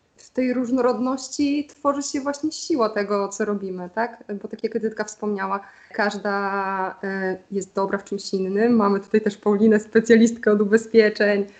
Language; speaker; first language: Polish; native; Polish